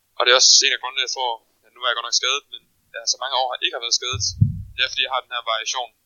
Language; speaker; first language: Danish; native; Danish